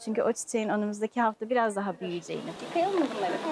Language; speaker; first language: Turkish; native; Turkish